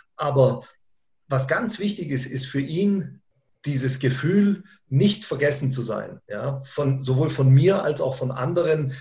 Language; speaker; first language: German; native; German